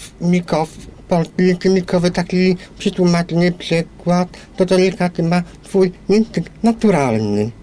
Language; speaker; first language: Polish; non-native, local second language; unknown